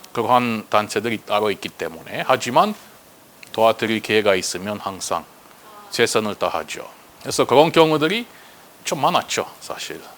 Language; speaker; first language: Korean; non-native, fluent; Romanian